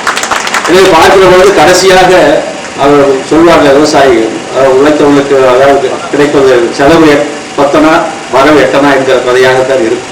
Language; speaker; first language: Tamil; native; Tamil